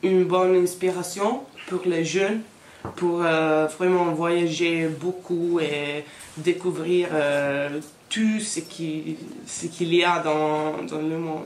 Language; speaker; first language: French; non-native, fluent; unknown